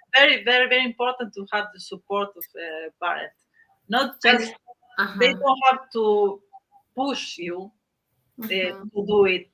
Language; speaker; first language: English; non-native, learner; Spanish